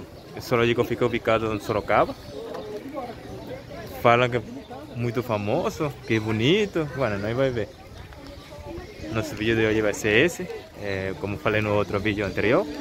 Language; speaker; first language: Portuguese; non-native, learner; Spanish